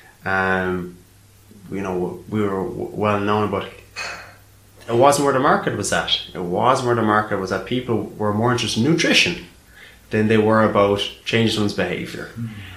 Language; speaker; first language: English; native; English